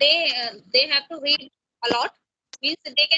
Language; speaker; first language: English; non-native, local second language; Hindi